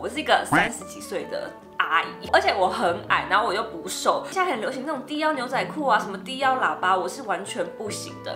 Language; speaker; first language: Chinese; native; Chinese